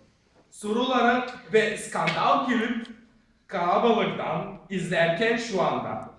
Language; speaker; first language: Turkish; non-native, learner; Bulgarian